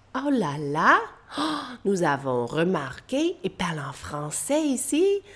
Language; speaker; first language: French; non-native, learner; English